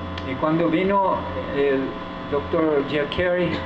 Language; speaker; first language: Spanish; non-native, fluent; English